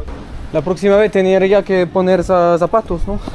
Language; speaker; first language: Spanish; non-native, learner; French